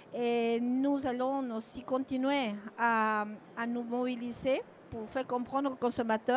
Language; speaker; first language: French; non-native, fluent; Spanish